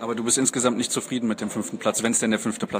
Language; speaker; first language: German; native; German